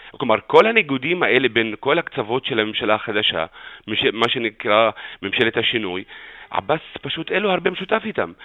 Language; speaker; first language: Hebrew; non-native, local second language; Arabic